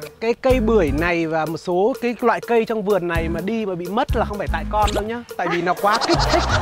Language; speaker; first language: Vietnamese; native; Vietnamese